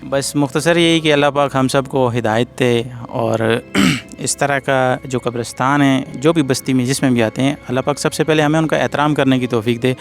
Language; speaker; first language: Urdu; non-native, local second language; Northern Hindko